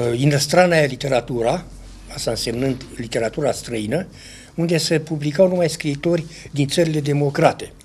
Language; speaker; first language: Romanian; native; Romanian